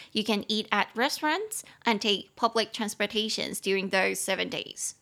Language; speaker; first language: English; non-native, fluent; Chinese